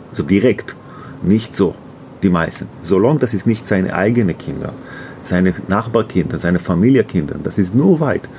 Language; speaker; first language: German; non-native, learner; Hebrew